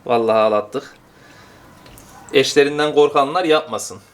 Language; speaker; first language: Turkish; native; Turkish